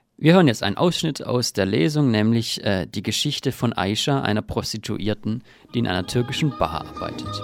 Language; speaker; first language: German; native; German